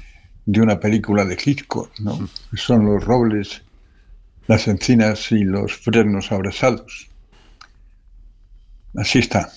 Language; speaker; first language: Spanish; native; Spanish